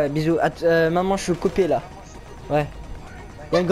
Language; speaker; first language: French; native; French